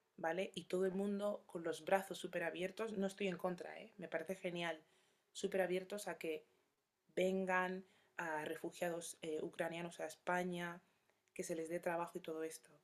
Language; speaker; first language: Spanish; early bilingual, other home language; Yoruba